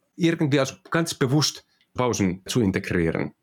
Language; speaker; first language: German; non-native, fluent; Finnish